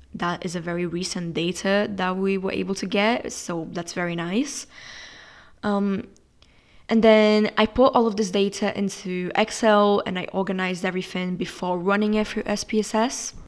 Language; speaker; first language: English; non-native, fluent; Portuguese